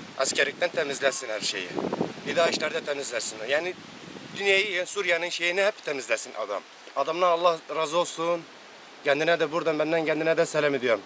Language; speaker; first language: Turkish; native; Turkish